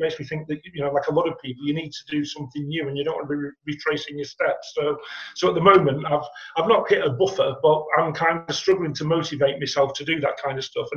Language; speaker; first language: English; native; English